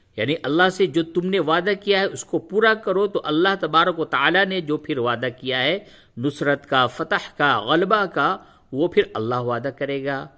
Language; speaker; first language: Urdu; native; Urdu